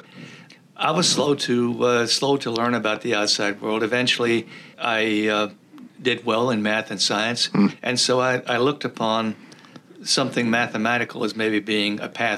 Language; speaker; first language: English; early bilingual, other home language; Czech